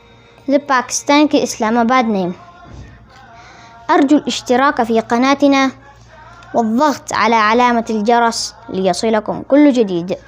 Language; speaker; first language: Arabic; non-native, fluent; Pashto